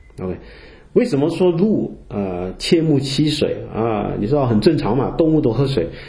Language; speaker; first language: Chinese; native; Chinese